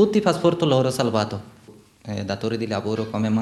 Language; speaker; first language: Italian; non-native, learner; Bangla